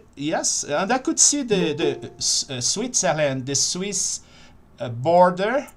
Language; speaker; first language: English; non-native, fluent; Portuguese